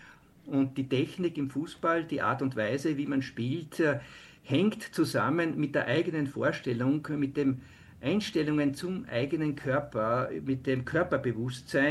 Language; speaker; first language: German; native; German